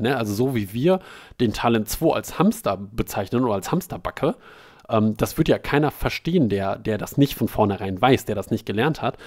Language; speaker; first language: German; native; German